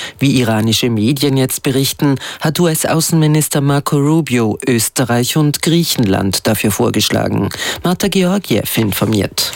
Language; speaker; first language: German; native; German